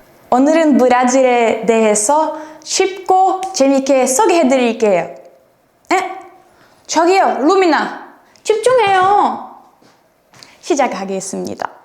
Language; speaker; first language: Korean; non-native, fluent; Portuguese